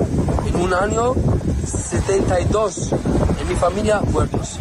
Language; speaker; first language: Spanish; non-native, learner; Arabic